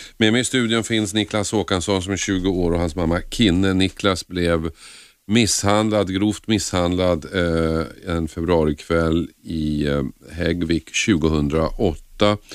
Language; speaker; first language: Swedish; native; Swedish